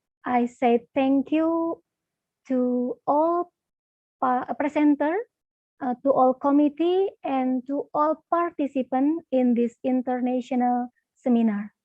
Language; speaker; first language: English; non-native, learner; Indonesian